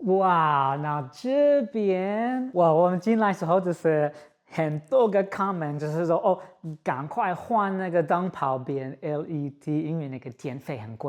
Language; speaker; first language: Chinese; non-native, fluent; English